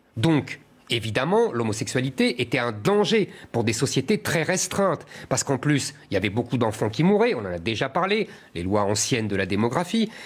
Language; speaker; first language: French; native; French